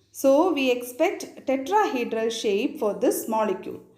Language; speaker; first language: English; non-native, local second language; Malayalam